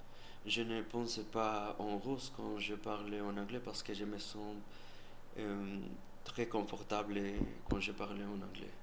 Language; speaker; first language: French; non-native, learner; Spanish